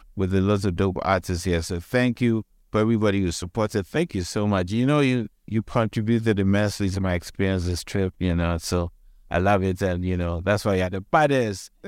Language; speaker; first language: English; non-native, local second language; Akan